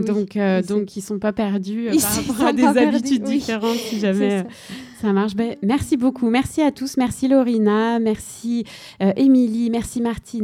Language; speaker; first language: French; native; French